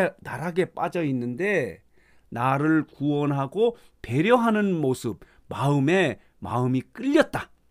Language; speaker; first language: Korean; native; Korean